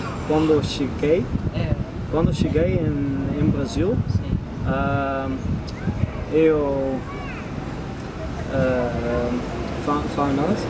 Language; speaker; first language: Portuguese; non-native, learner; Dutch